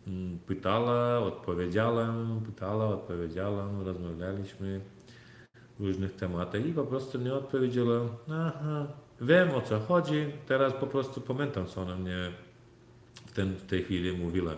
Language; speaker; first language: Polish; non-native, learner; Turkmen